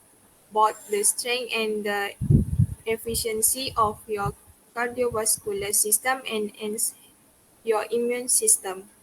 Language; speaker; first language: English; non-native, local second language; Malay